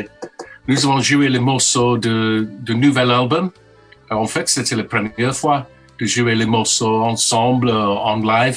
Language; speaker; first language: French; non-native, fluent; English